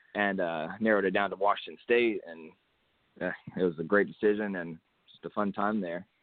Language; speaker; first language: English; native; English